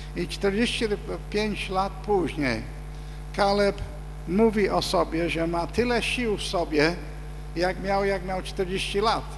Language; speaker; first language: Polish; non-native, fluent; English